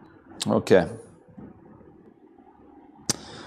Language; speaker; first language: Spanish; non-native, fluent; English